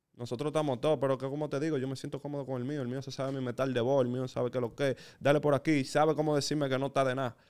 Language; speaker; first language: Spanish; native; Spanish